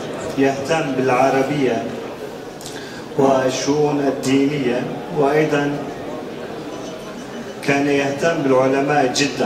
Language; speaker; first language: Arabic; non-native, fluent; Turkish